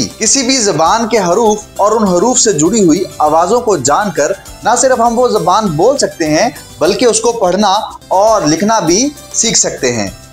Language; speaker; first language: Urdu; native; Urdu